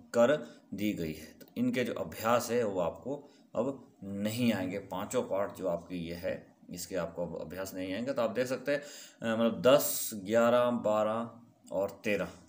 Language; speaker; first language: Hindi; native; Hindi